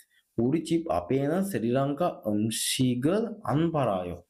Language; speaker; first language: Korean; non-native, fluent; Sinhala